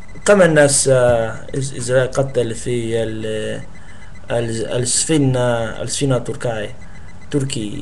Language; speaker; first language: Arabic; non-native, learner; English